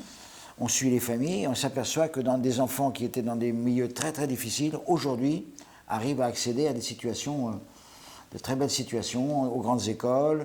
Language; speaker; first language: French; native; French